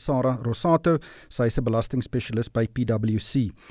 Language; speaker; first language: English; non-native, local second language; Afrikaans